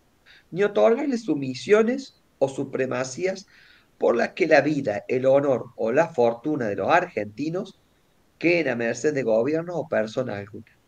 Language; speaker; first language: Spanish; native; Spanish